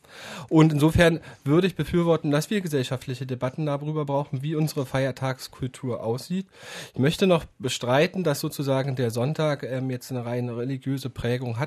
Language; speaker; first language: German; native; German